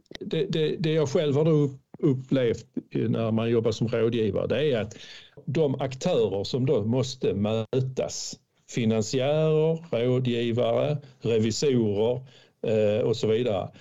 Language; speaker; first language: Swedish; native; Swedish